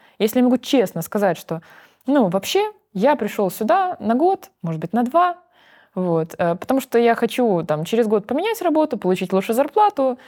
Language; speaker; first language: Russian; native; Russian